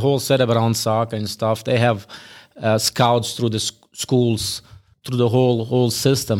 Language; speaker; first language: English; non-native, fluent; Bosnian